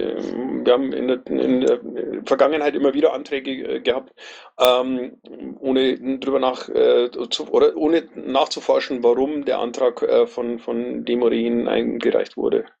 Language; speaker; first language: German; native; German